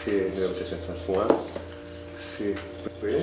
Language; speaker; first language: Spanish; non-native, learner; Korean